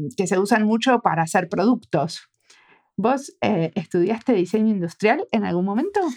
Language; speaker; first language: Spanish; native; Spanish